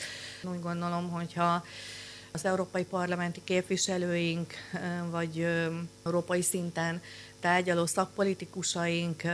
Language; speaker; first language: Hungarian; native; Hungarian